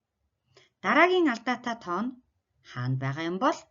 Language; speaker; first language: Mongolian; native; Mongolian